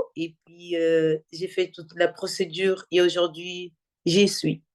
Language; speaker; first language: French; non-native, fluent; Portuguese